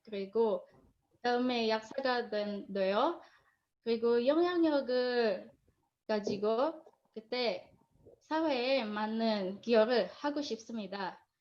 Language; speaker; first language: Korean; non-native, learner; Indonesian